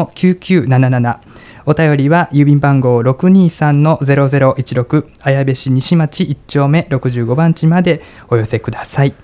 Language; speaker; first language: Japanese; native; Japanese